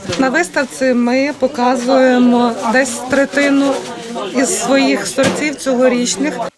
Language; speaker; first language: Ukrainian; native; Ukrainian